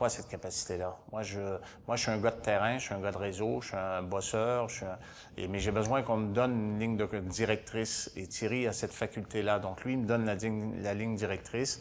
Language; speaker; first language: French; native; French